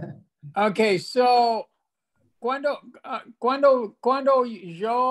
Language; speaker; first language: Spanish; non-native, learner; English